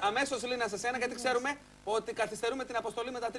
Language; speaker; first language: Greek; native; Greek